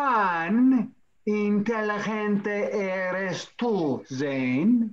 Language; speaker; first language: Spanish; non-native, fluent; English